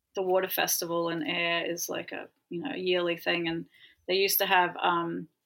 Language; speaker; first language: English; native; English